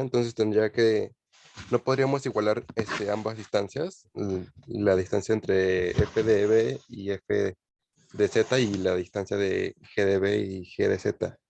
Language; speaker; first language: Spanish; native; Spanish